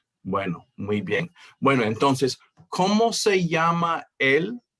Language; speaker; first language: Spanish; non-native, fluent; English